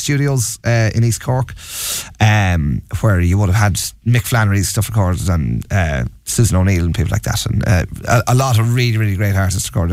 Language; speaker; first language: English; native; English